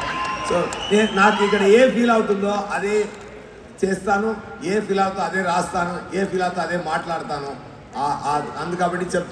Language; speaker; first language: Telugu; non-native, learner; Tamil